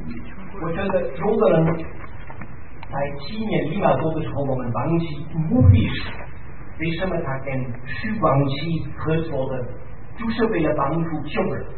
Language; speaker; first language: Chinese; non-native, fluent; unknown